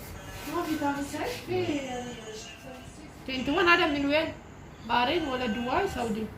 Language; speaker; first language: Arabic; non-native, learner; Amharic